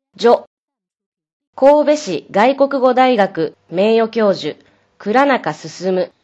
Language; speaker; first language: Japanese; native; Japanese